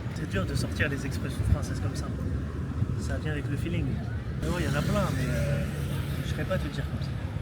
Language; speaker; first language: French; native; French